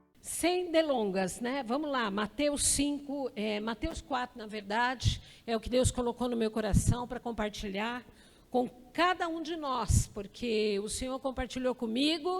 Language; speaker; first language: Portuguese; native; Portuguese